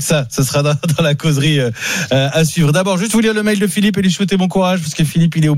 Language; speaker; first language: French; native; French